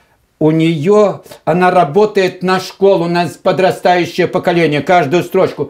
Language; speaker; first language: Russian; native; Russian